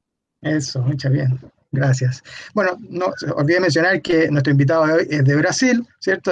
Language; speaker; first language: Spanish; native; Spanish